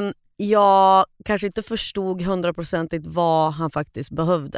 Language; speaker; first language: Swedish; native; Swedish